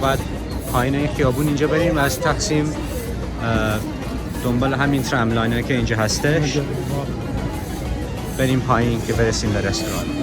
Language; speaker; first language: Persian; early bilingual, heritage; Persian